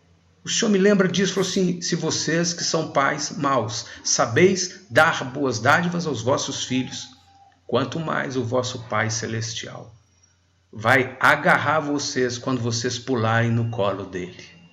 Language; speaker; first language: Portuguese; native; Portuguese